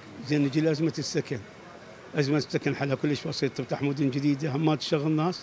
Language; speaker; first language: Arabic; native; Arabic